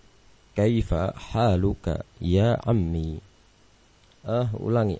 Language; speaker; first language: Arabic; non-native, fluent; Indonesian